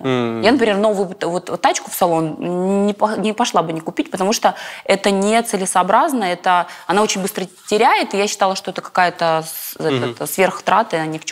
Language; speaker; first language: Russian; native; Russian